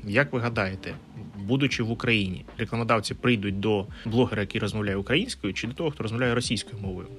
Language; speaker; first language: Ukrainian; non-native, local second language; Russian